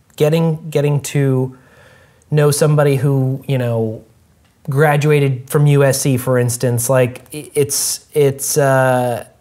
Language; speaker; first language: English; native; English